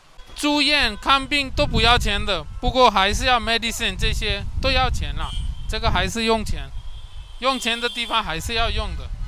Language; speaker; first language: Chinese; non-native, learner; Hindi